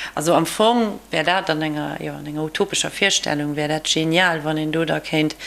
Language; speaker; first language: Luxembourgish; native; Luxembourgish